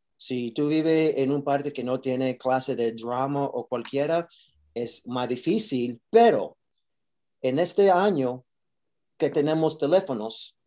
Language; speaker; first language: Spanish; early bilingual, heritage; Spanish